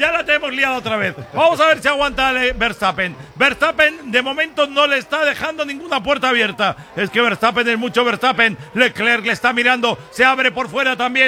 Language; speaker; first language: Spanish; native; Spanish